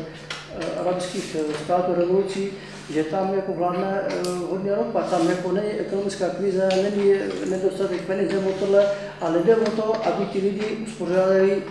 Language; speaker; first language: Czech; non-native, fluent; Arabic